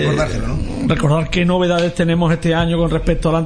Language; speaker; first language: Spanish; native; Spanish